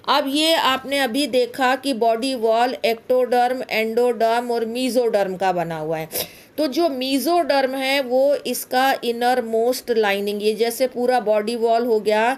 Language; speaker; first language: Hindi; native; Hindi